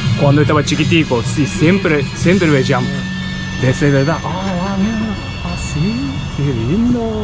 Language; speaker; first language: Spanish; non-native, learner; Japanese